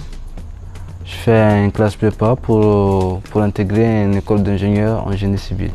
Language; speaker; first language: French; non-native, local second language; Malagasy